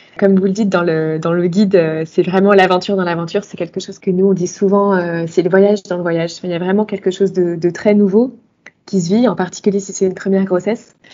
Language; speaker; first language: French; native; French